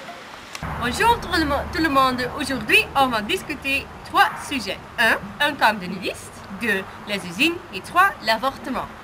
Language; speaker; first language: French; non-native, learner; Dutch